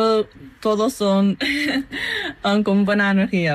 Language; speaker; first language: Spanish; non-native, learner; English